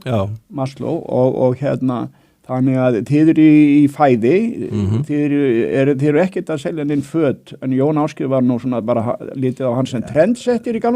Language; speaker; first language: Icelandic; native; Icelandic